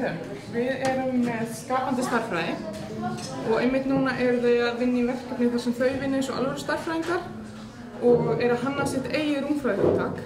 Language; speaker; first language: Icelandic; native; Icelandic